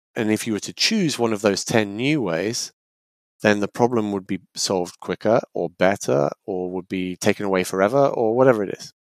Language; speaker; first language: English; native; English